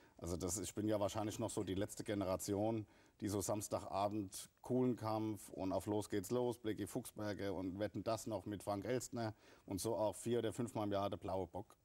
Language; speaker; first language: German; native; German